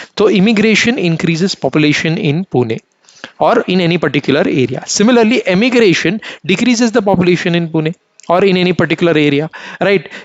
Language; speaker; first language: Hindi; non-native, local second language; Marathi